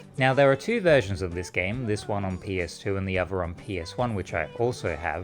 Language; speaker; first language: English; native; English